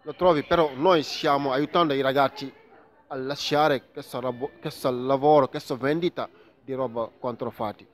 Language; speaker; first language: Italian; non-native, fluent; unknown